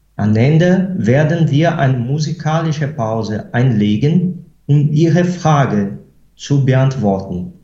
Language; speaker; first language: German; non-native, fluent; Portuguese